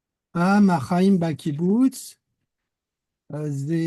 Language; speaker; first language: Hebrew; non-native, learner; French